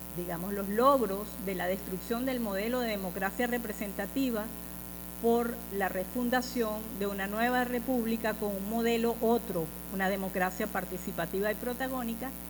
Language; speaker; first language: Spanish; native; Spanish